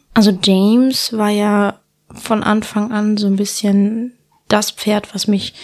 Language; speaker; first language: German; early bilingual, heritage; Spanish